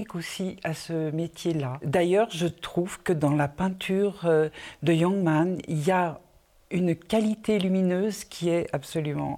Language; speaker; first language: French; native; French